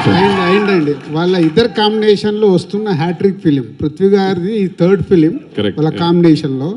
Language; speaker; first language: Telugu; native; Telugu